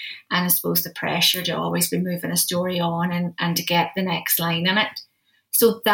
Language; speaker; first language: English; native; English